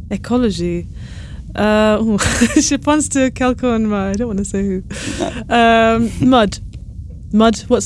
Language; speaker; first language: French; non-native, learner; English